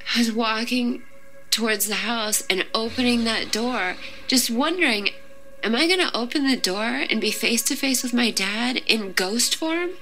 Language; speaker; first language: English; native; English